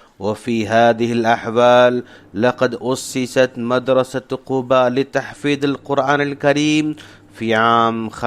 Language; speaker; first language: Arabic; non-native, fluent; Urdu